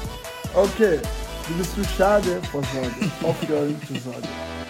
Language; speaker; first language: German; non-native, learner; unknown